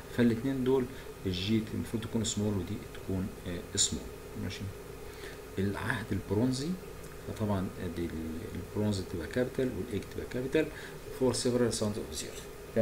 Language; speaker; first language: Arabic; native; Arabic